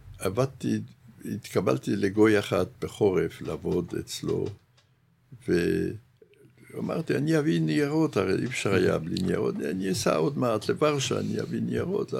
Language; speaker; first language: Hebrew; non-native, fluent; Yiddish